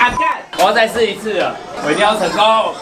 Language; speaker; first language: Chinese; native; Chinese